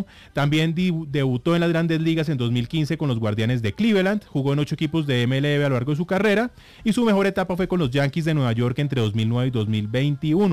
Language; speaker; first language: Spanish; native; Spanish